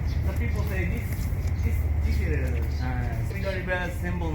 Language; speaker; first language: English; non-native, learner; Japanese